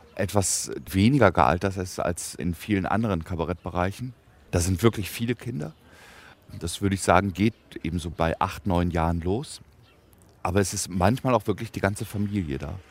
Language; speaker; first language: German; native; German